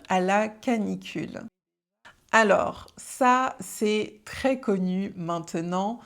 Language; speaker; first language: French; native; French